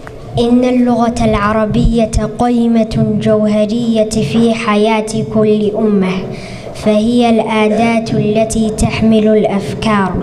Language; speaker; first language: Arabic; non-native, learner; Somali